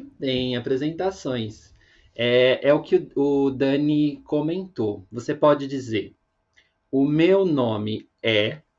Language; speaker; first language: Portuguese; native; Portuguese